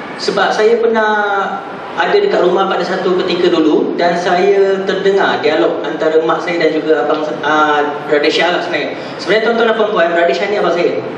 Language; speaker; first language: Malay; non-native, local second language; Tamil